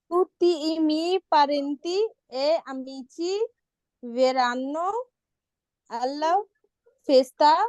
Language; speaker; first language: Italian; non-native, learner; Bangla